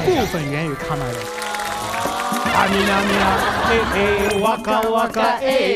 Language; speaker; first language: Chinese; non-native, fluent; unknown